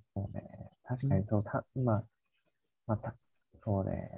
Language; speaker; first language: Japanese; native; Japanese